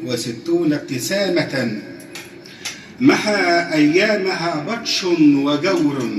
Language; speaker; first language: Arabic; native; Arabic